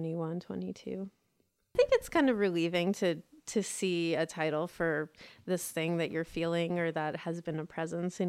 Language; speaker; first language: English; native; English